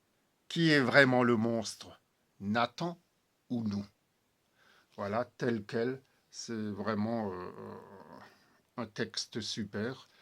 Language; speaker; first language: French; native; French